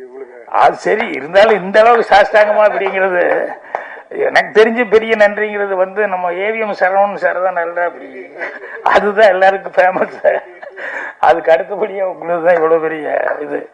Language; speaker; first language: Tamil; native; Tamil